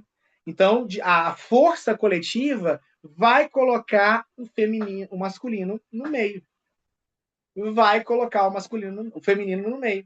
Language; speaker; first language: Portuguese; native; Portuguese